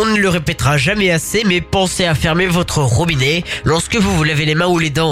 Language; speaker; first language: French; native; French